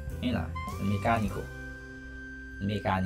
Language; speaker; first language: Spanish; non-native, fluent; Haitian Creole